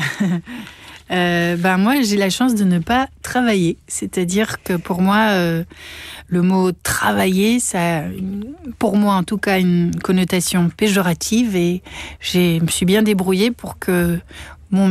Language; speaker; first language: French; native; French